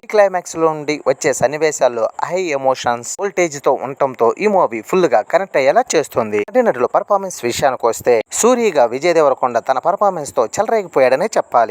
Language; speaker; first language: Telugu; native; Telugu